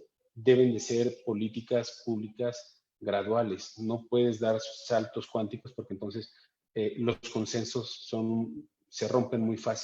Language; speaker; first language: Spanish; native; Spanish